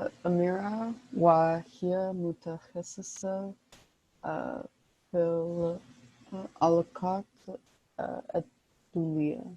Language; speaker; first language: Arabic; non-native, learner; English